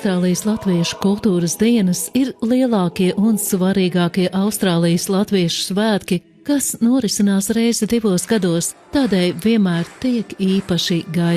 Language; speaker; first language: Latvian; native; Latvian